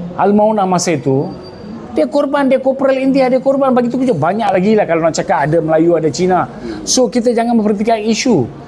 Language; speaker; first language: Malay; non-native, local second language; Tamil